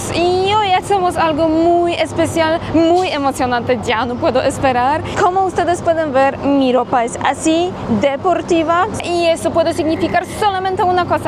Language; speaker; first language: Spanish; non-native, fluent; Polish